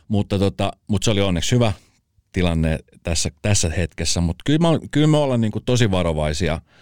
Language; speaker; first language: Finnish; early bilingual, other home language; Spanish